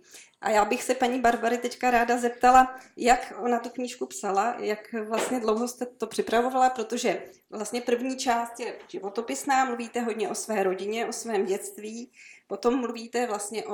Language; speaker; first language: Czech; native; Czech